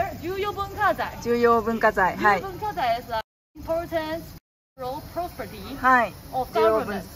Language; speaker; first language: English; non-native, fluent; Chinese